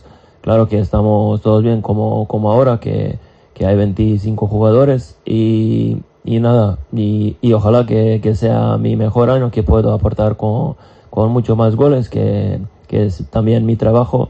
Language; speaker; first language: Spanish; non-native, fluent; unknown